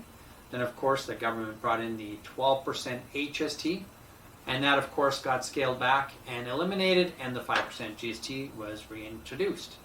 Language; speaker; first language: English; native; English